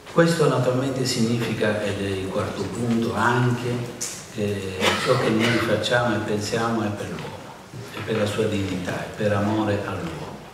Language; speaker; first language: Italian; native; Italian